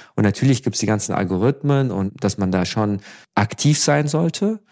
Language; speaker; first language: German; native; German